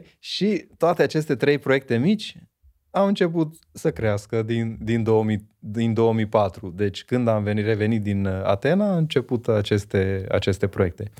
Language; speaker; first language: Romanian; non-native, local second language; Hungarian